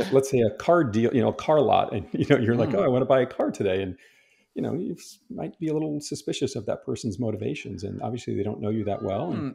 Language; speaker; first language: English; native; English